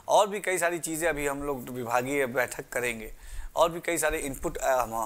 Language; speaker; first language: Hindi; native; Hindi